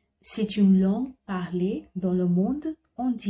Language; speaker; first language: French; non-native, fluent; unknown